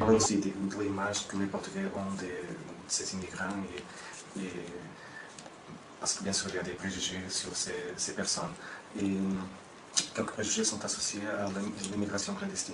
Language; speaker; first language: French; non-native, fluent; Portuguese